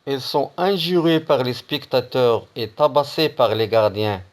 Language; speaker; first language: French; non-native, local second language; Arabic